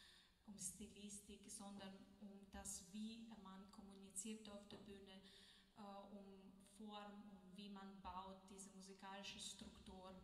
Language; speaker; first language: German; non-native, learner; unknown